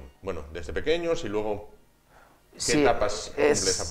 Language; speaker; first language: Spanish; native; Spanish